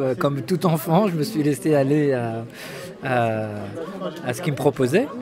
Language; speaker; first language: French; early bilingual, other home language; Arabic